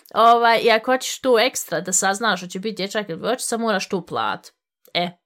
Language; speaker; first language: Bosnian; early bilingual, heritage; Bosnian